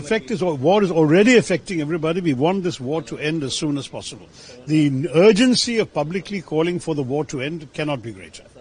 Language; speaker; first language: English; non-native, local second language; Malayalam